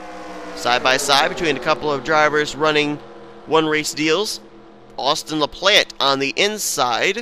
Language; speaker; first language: English; native; English